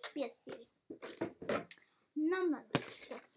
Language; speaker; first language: Russian; early bilingual, heritage; Russian